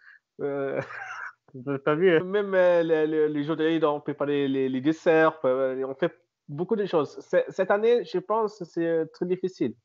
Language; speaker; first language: French; non-native, local second language; Arabic